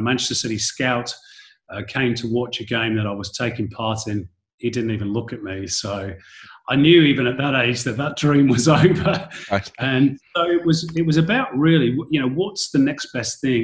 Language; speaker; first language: English; native; English